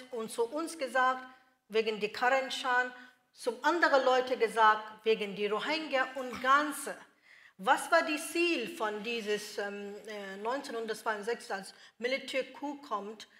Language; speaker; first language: German; non-native, learner; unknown